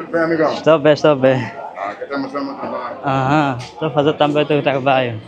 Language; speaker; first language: Portuguese; non-native, learner; Bangla